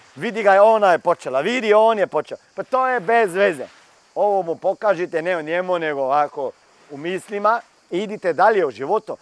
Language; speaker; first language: Croatian; early bilingual, heritage; Croatian